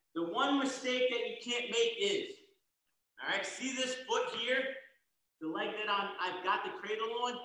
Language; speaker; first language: English; native; English